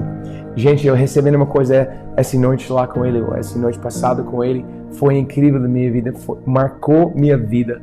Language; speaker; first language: Portuguese; non-native, fluent; English